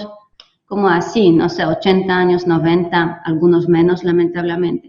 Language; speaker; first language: Spanish; non-native, fluent; Polish